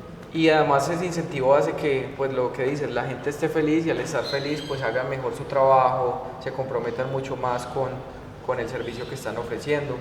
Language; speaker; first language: Spanish; native; Spanish